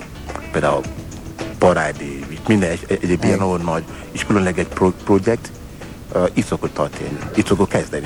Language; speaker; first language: Hungarian; non-native, learner; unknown